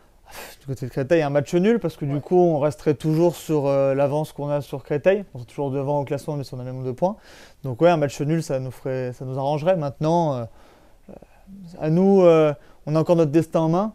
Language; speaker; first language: French; native; French